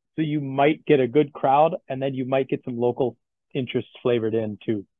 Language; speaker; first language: English; native; English